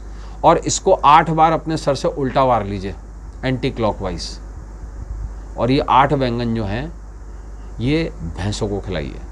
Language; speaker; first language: Hindi; native; Hindi